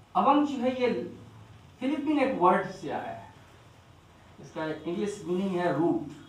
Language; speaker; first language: Hindi; non-native, local second language; Bangla